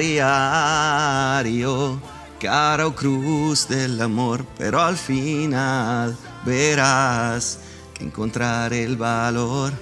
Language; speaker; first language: Spanish; non-native, fluent; Italian